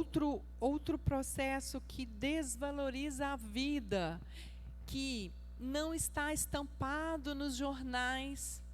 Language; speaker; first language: Portuguese; native; Portuguese